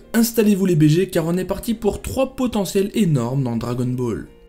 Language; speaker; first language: French; native; French